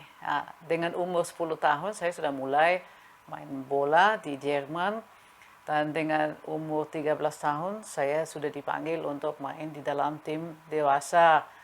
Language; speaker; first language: Indonesian; non-native, fluent; German